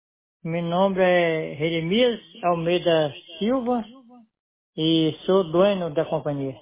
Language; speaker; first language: Spanish; non-native, learner; Portuguese